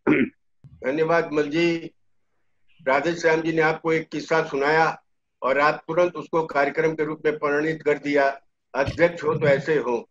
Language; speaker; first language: Hindi; native; Hindi